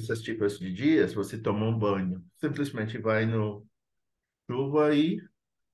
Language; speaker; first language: Portuguese; non-native, fluent; English